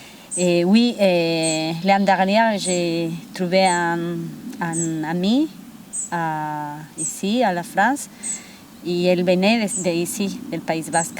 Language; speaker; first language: French; non-native, fluent; Spanish